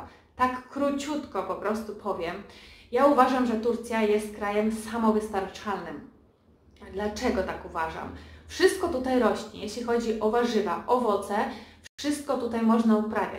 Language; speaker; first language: Polish; early bilingual, heritage; Polish